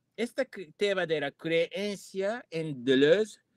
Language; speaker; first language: Spanish; non-native, fluent; Japanese